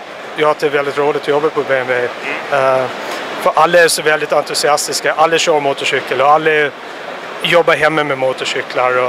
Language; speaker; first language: Swedish; native; Swedish